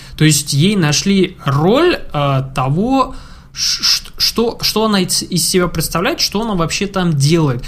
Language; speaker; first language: Russian; native; Russian